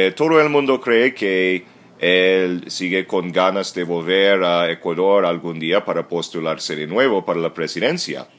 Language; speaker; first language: Spanish; non-native, fluent; English